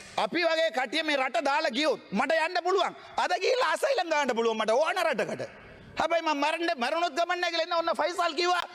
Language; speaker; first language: Sinhala; non-native, local second language; Tamil